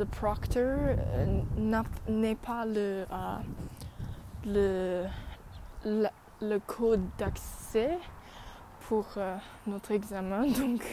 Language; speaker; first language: French; non-native, learner; English